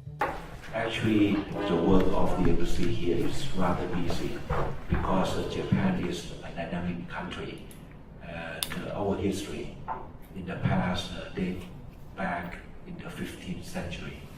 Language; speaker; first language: English; non-native, fluent; Thai